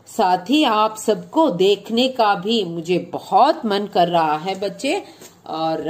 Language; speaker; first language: Hindi; non-native, local second language; Malayalam